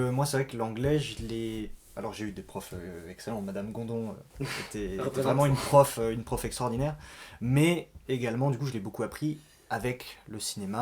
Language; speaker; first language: French; native; French